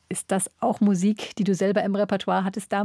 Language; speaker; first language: German; native; German